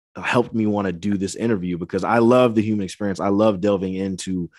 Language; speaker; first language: English; native; English